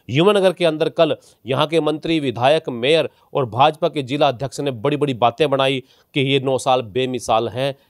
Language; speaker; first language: Hindi; native; Hindi